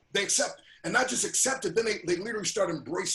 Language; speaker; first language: English; native; English